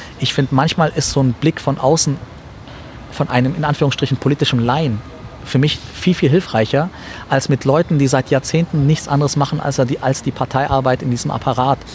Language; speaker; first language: German; early bilingual, other home language; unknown